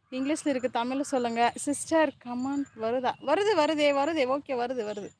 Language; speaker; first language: Tamil; native; Tamil